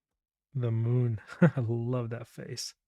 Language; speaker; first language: English; native; English